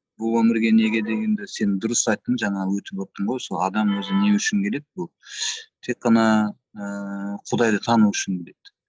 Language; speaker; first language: Kazakh; native; Kazakh